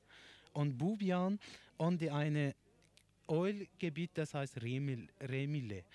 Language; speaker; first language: German; non-native, learner; Persian